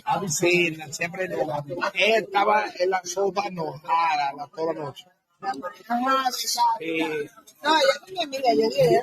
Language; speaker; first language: Spanish; non-native, learner; English